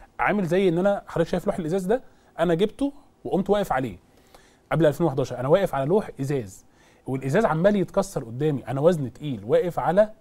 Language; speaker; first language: Arabic; native; Arabic